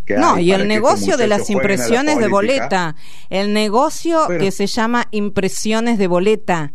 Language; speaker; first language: Spanish; native; Spanish